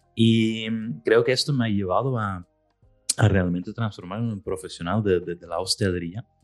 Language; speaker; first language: Spanish; non-native, fluent; Dutch